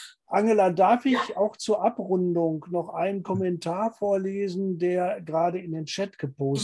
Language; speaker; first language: German; native; German